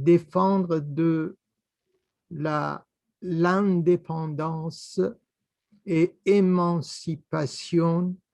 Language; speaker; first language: French; non-native, fluent; Persian